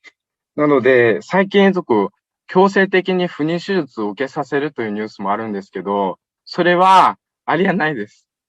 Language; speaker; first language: Japanese; non-native, fluent; Uyghur